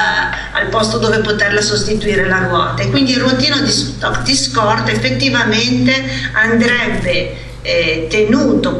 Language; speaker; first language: Italian; native; Italian